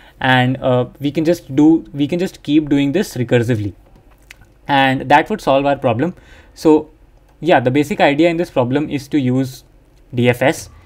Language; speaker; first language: English; non-native, local second language; Hindi